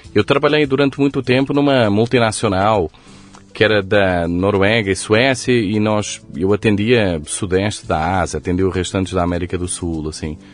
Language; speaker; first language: Portuguese; native; Portuguese